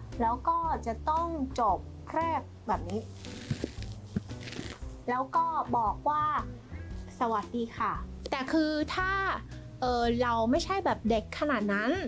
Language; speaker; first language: Thai; non-native, fluent; Vietnamese